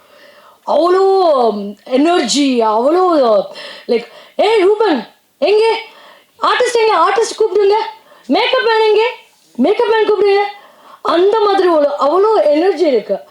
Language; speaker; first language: Tamil; non-native, learner; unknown